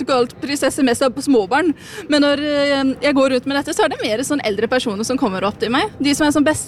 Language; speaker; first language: Norwegian; native; Norwegian